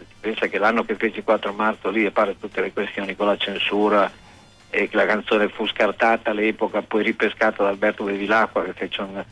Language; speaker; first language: Italian; native; Italian